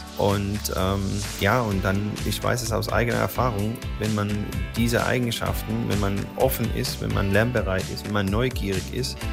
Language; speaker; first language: German; native; German